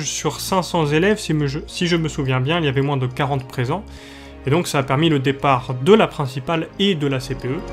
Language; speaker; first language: French; native; French